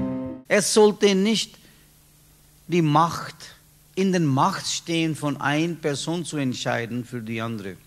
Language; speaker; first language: German; non-native, learner; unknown